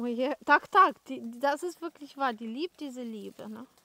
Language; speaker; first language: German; non-native, learner; Ukrainian